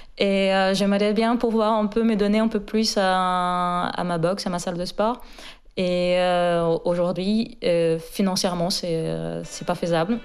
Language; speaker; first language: French; non-native, fluent; Portuguese